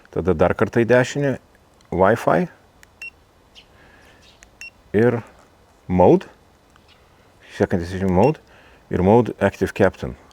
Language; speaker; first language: Lithuanian; native; Lithuanian